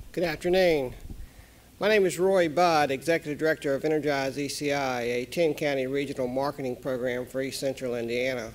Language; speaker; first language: English; native; English